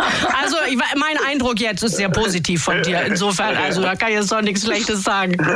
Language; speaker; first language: German; native; German